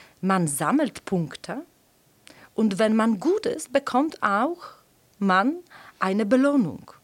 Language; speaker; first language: German; non-native, fluent; Polish